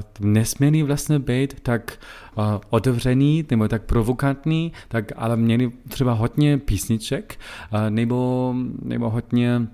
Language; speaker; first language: Czech; non-native, learner; German